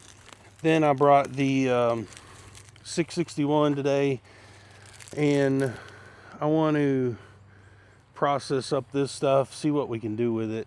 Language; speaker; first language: English; native; English